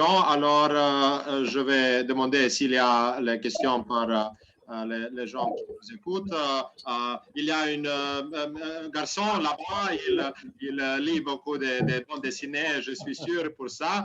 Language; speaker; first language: French; non-native, learner; Serbian